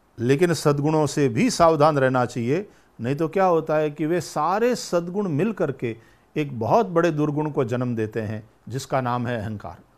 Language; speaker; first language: Hindi; non-native, local second language; Gujarati